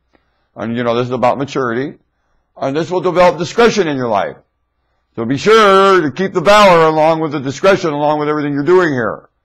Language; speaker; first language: English; native; English